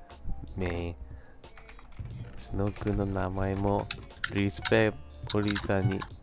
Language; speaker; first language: Japanese; non-native, learner; Chinese